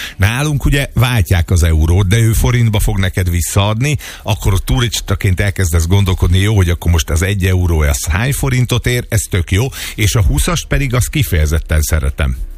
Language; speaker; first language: Hungarian; native; Hungarian